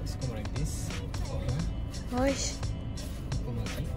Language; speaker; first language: Spanish; non-native, learner; Japanese